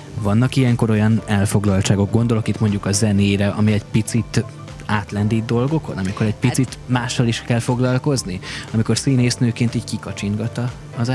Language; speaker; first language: Hungarian; native; Hungarian